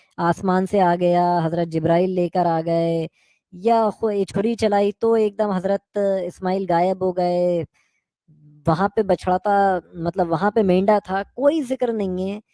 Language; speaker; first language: Urdu; native; Urdu